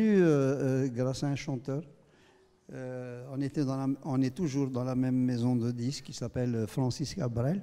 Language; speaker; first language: French; non-native, local second language; Kabyle